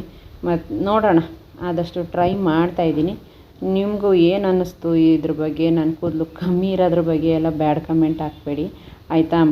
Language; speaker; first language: Kannada; native; Kannada